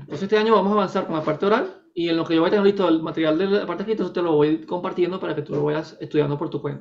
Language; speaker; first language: Spanish; native; Spanish